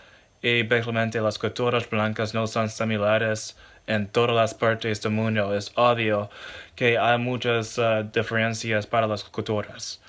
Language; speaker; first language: Spanish; non-native, learner; English